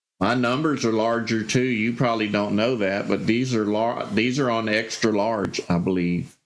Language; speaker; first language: English; native; English